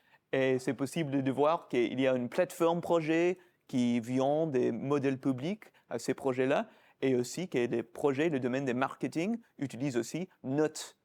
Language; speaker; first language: French; non-native, fluent; English